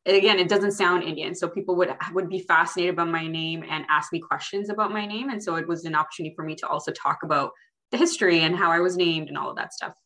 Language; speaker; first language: English; early bilingual, other home language; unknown